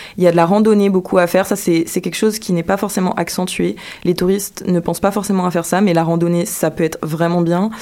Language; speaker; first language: French; native; French